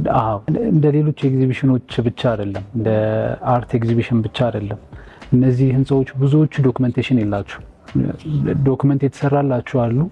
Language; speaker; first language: Amharic; native; Amharic